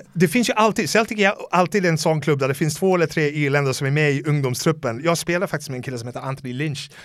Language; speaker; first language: Swedish; non-native, fluent; English